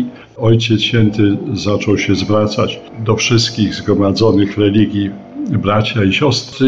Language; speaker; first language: Polish; native; Polish